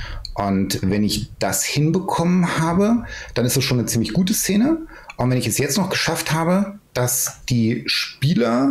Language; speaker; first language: German; native; German